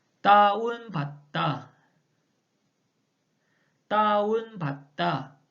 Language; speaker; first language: Korean; non-native, fluent; Chinese